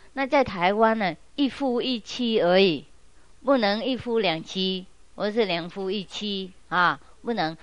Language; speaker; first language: Chinese; non-native, fluent; Vietnamese